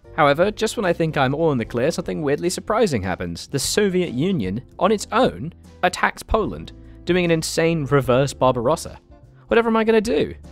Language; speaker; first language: English; native; English